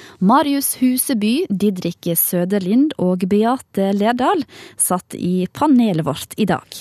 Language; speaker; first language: Norwegian; native; Norwegian